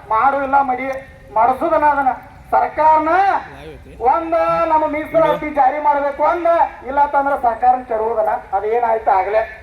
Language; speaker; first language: Kannada; native; Kannada